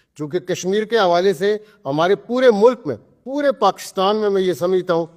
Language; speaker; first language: Urdu; non-native, local second language; Pahari-Potwari